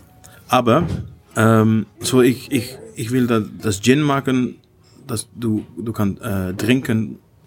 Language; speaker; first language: German; non-native, learner; Dutch